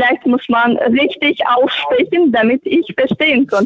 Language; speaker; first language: German; non-native, learner; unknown